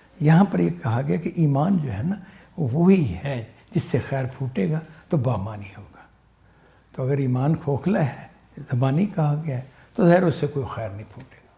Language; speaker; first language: Urdu; non-native, local second language; Punjabi